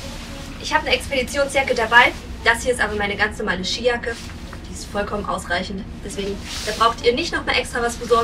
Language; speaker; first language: German; native; German